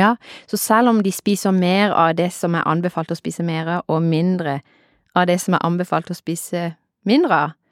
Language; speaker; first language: Norwegian; native; Norwegian